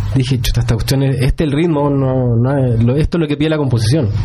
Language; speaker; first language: Spanish; native; Spanish